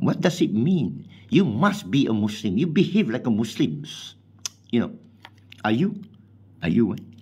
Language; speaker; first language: English; non-native, local second language; Min Nan Chinese